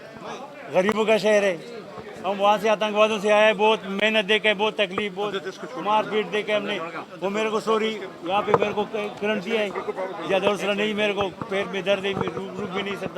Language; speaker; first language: Hindi; non-native, learner; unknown